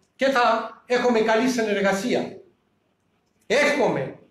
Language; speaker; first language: Greek; non-native, fluent; Urdu